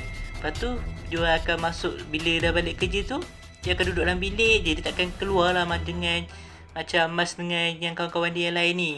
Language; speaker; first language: Malay; native; Malay